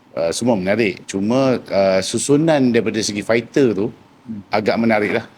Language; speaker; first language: Malay; native; Malay